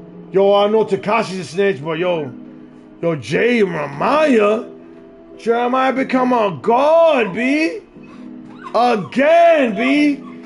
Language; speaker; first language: English; early bilingual, other home language; Spanish